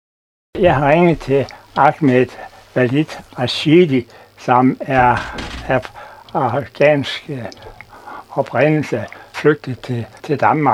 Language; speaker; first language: Danish; non-native, fluent; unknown